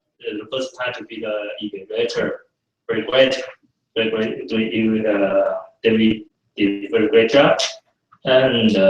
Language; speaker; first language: English; non-native, fluent; Chinese